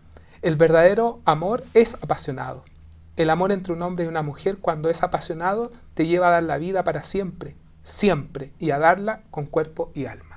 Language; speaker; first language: Spanish; native; Spanish